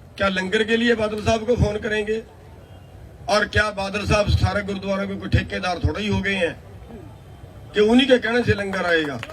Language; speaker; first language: Hindi; native; Hindi